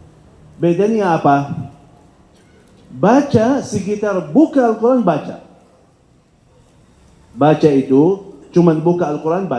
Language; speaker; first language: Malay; non-native, fluent; Arabic